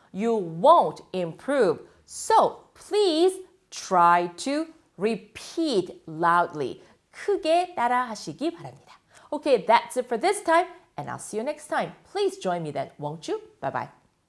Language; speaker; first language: English; non-native, fluent; Korean